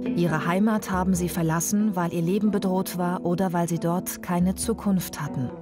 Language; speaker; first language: German; native; German